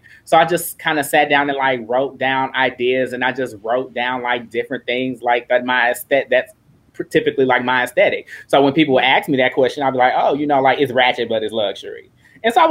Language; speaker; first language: English; native; English